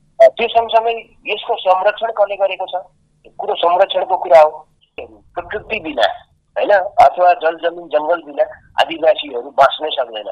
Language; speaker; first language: Nepali; non-native, local second language; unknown